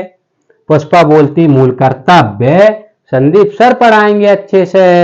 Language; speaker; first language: Hindi; native; Hindi